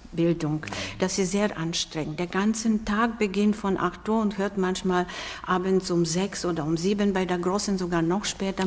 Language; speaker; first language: German; non-native, fluent; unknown